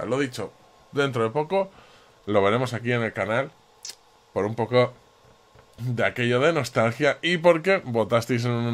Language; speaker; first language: Spanish; native; Spanish